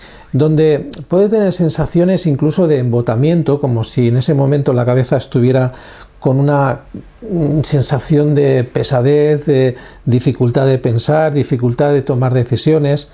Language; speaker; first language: Spanish; native; Spanish